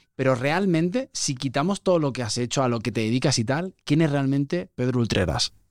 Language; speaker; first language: Spanish; native; Spanish